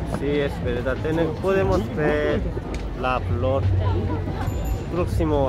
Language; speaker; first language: Spanish; non-native, learner; Korean